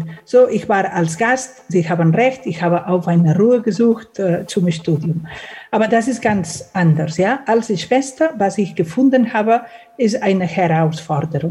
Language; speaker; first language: German; non-native, fluent; Catalan